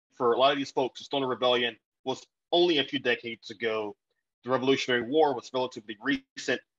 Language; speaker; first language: English; native; English